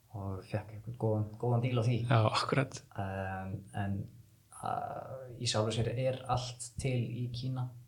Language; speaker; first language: Icelandic; early bilingual, heritage; Icelandic